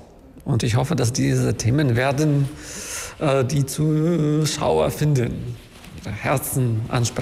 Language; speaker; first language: German; non-native, fluent; Ukrainian